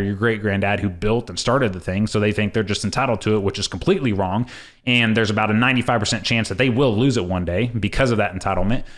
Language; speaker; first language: English; native; English